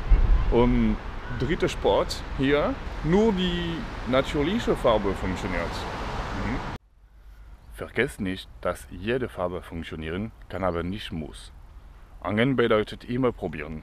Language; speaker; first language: German; non-native, fluent; French